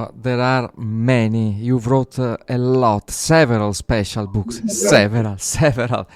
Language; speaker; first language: English; non-native, learner; Italian